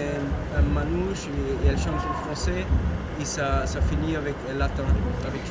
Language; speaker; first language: French; non-native, fluent; German